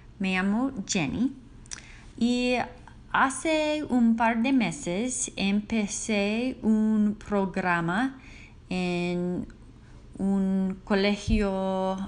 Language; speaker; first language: Spanish; non-native, learner; English